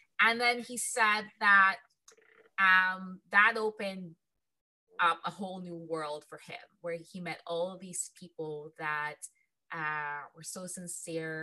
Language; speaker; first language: English; non-native, local second language; Filipino